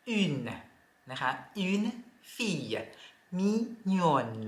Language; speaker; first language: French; non-native, fluent; Thai